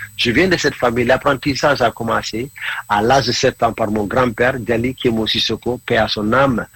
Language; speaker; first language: French; non-native, local second language; Mandingo